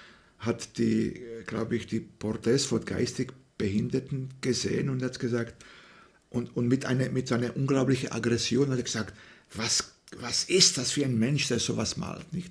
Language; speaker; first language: German; non-native, fluent; Slovak